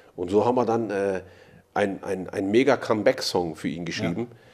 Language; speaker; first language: German; native; German